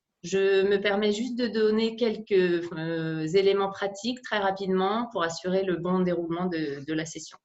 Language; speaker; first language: French; native; French